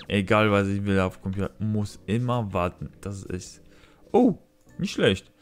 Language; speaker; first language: German; non-native, learner; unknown